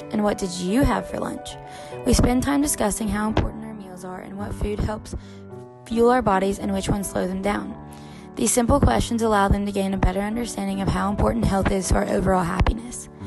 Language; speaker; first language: English; native; English